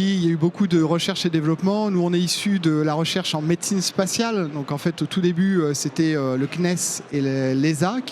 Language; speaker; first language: French; native; French